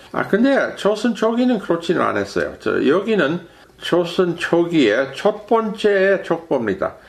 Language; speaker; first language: Korean; non-native, fluent; English